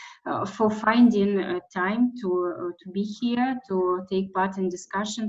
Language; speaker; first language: English; non-native, fluent; Russian